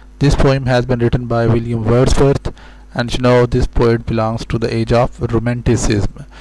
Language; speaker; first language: English; non-native, local second language; Urdu